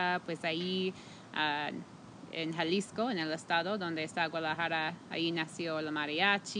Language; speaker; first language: Spanish; non-native, fluent; English